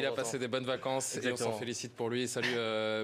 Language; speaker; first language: French; native; French